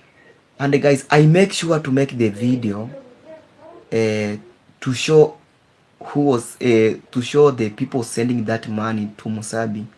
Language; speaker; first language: English; non-native, learner; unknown